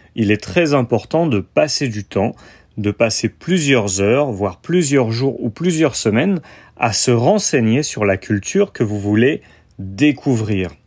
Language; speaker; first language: French; native; French